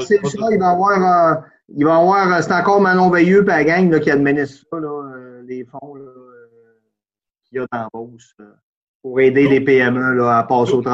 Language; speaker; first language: French; native; French